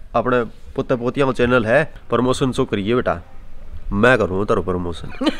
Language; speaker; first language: Hindi; native; Hindi